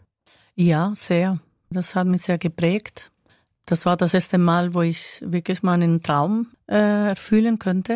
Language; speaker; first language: German; non-native, fluent; Spanish